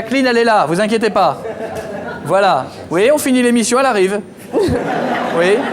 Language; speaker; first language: French; native; French